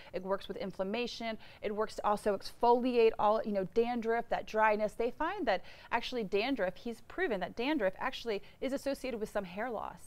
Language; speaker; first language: English; native; English